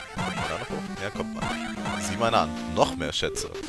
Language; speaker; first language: German; native; German